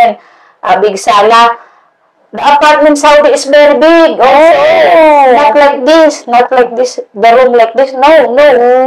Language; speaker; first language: English; non-native, learner; Indonesian